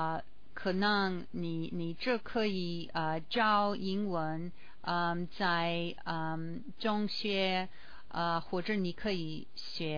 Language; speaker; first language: Chinese; non-native, learner; English